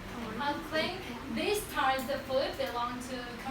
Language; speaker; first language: English; non-native, learner; Vietnamese